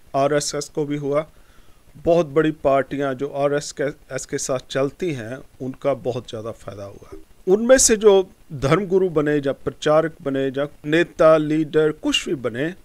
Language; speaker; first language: Hindi; non-native, local second language; Punjabi